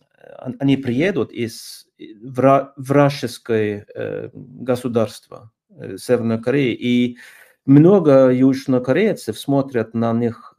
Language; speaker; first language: Russian; non-native, fluent; Norwegian